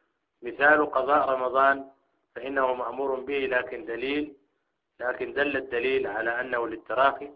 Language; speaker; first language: Arabic; native; Arabic